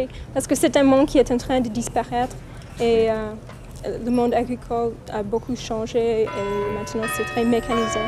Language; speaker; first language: French; non-native, fluent; English